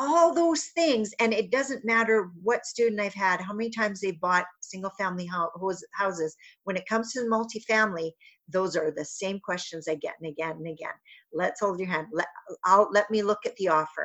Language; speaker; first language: English; native; English